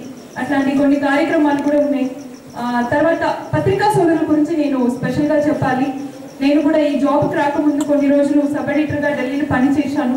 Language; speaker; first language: Telugu; native; Telugu